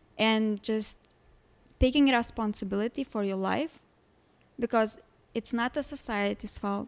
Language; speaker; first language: English; non-native, fluent; Lithuanian